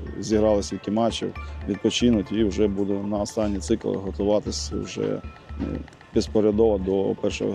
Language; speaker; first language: Ukrainian; native; Ukrainian